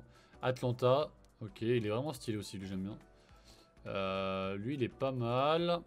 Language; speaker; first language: French; native; French